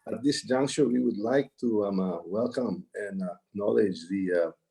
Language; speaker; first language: English; non-native, local second language; Filipino